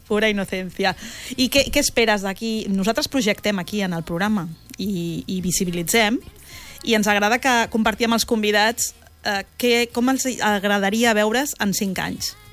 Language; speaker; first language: Catalan; native; Catalan